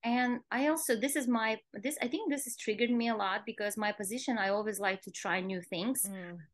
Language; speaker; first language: English; non-native, fluent; Kazakh